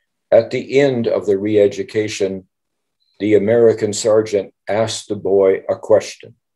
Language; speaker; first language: English; native; English